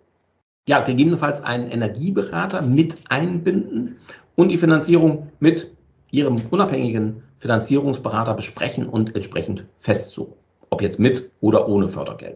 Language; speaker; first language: German; native; German